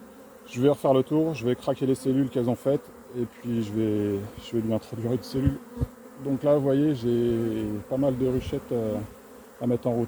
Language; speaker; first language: French; native; French